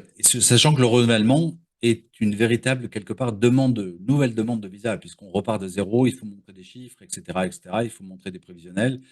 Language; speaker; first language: French; native; French